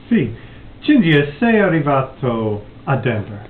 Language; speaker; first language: Italian; non-native, learner; English